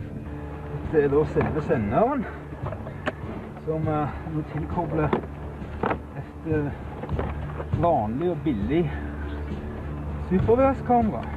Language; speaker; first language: Norwegian; native; Norwegian